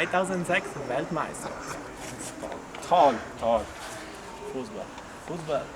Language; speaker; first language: German; non-native, learner; Italian